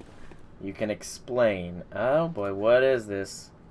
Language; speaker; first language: English; native; English